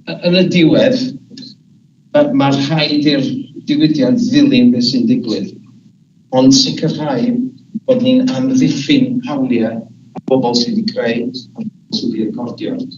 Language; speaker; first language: Welsh; native; Welsh